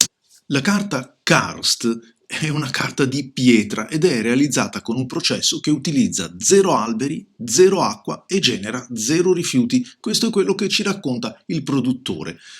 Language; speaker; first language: Italian; native; Italian